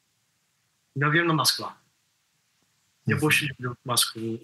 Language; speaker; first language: Russian; non-native, fluent; English